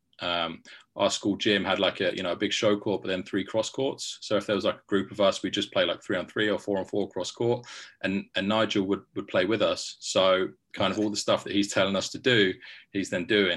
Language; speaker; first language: English; native; English